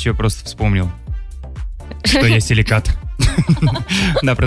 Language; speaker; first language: Russian; native; Russian